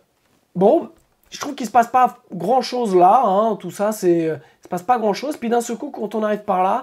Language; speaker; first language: French; native; French